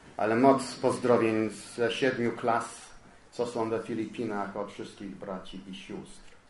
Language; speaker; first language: Polish; early bilingual, heritage; Polish